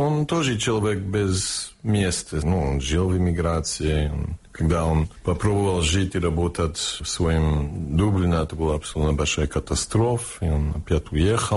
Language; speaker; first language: Russian; early bilingual, heritage; Russian